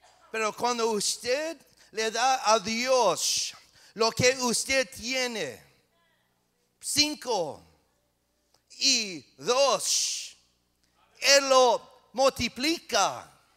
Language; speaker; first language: Spanish; non-native, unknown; English